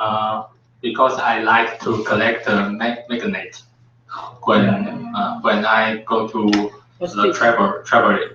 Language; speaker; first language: English; non-native, learner; Chinese